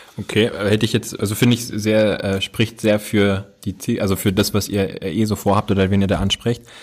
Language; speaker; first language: German; native; German